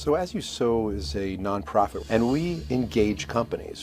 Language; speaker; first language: English; native; English